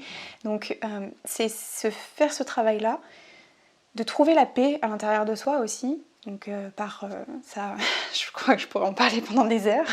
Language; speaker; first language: French; native; French